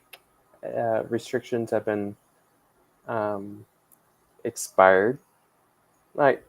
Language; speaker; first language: English; native; English